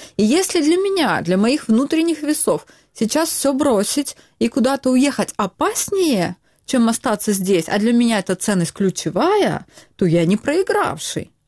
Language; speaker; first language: Russian; non-native, local second language; Ukrainian